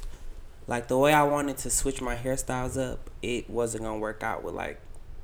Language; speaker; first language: English; native; English